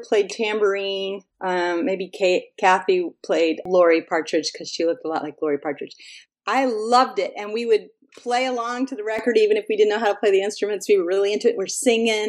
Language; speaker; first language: English; native; English